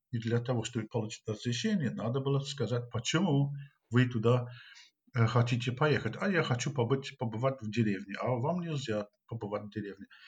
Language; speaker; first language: Russian; non-native, fluent; English